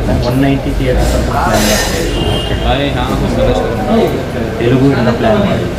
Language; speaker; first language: Kannada; non-native, fluent; Telugu